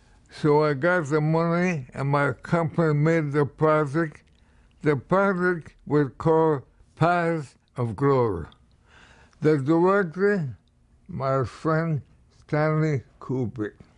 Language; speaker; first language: English; native; English